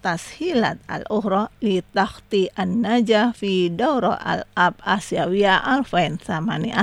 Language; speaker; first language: Arabic; non-native, fluent; Indonesian